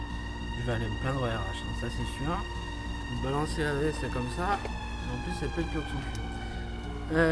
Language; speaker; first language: French; native; French